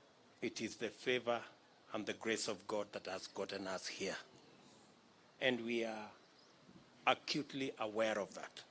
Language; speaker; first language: English; non-native, local second language; Kalenjin